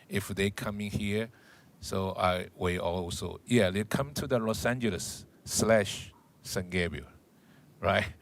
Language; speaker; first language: English; non-native, learner; Chinese